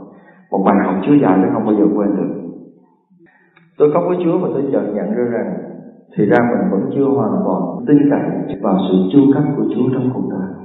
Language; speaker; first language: Vietnamese; native; Vietnamese